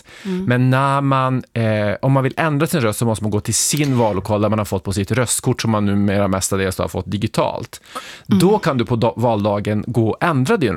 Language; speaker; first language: Swedish; native; Swedish